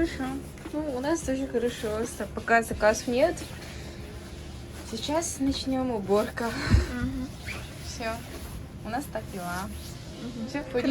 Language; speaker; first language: Russian; non-native, learner; Mongolian